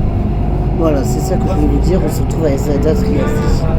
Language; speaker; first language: French; native; French